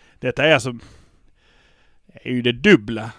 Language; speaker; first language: Swedish; native; Swedish